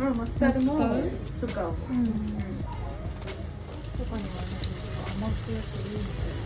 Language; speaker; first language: Japanese; non-native, learner; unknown